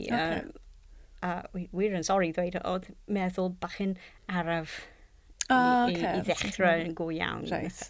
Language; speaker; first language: Welsh; non-native, local second language; English